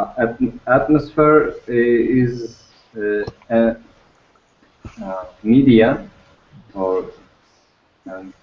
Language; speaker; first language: English; non-native, learner; Turkish